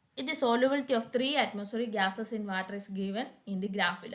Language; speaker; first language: English; non-native, local second language; Malayalam